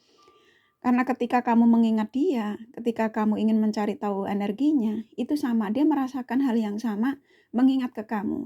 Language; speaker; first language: Indonesian; native; Indonesian